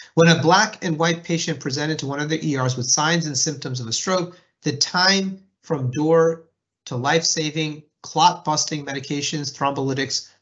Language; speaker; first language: English; native; English